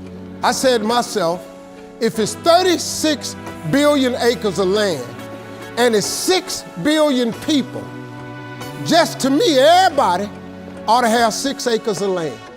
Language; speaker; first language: English; native; English